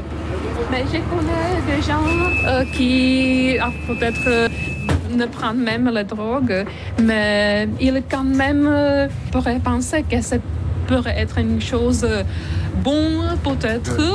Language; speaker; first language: French; non-native, fluent; Czech